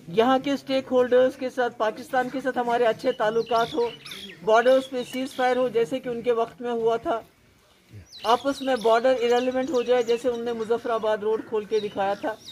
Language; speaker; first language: Urdu; non-native, local second language; Kashmiri